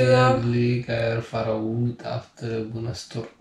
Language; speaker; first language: Icelandic; non-native, learner; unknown